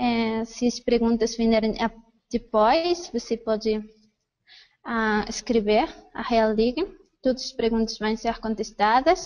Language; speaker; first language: Portuguese; non-native, fluent; Spanish